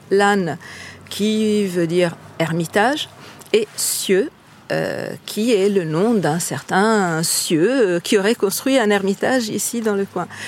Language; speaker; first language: French; non-native, fluent; Italian